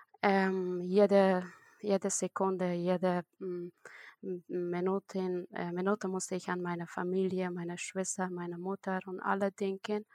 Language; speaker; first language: German; non-native, learner; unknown